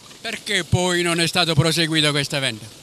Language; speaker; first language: Italian; native; Italian